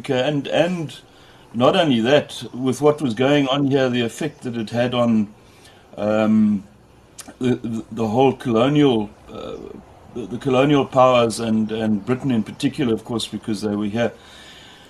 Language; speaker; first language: English; native; English